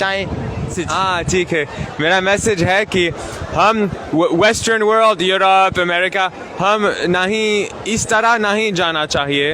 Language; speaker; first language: Hindi; non-native, learner; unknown